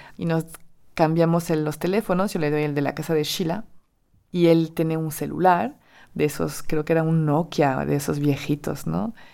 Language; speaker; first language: Spanish; non-native, fluent; French